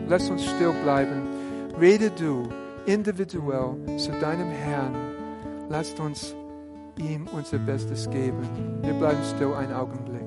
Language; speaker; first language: German; non-native, fluent; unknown